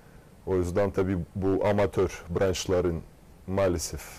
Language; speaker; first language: Turkish; non-native, fluent; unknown